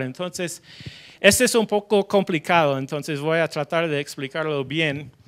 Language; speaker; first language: Spanish; non-native, fluent; English